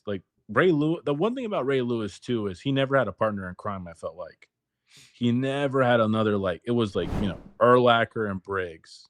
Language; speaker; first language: English; native; English